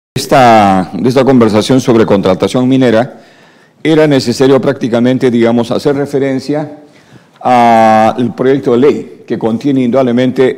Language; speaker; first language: Spanish; native; Spanish